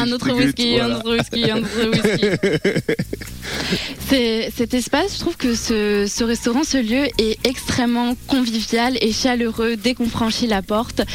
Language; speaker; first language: French; native; French